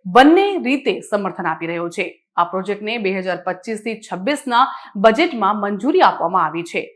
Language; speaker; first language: Gujarati; native; Gujarati